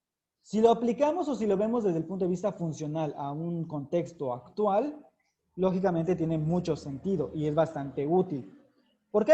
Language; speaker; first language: Spanish; native; Spanish